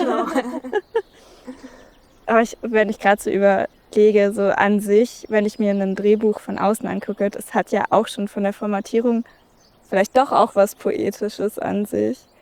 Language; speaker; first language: German; native; German